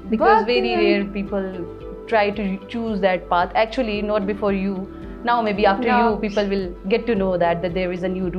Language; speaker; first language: English; non-native, fluent; Urdu